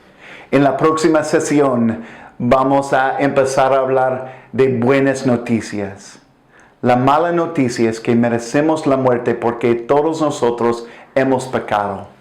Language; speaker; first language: Spanish; non-native, fluent; English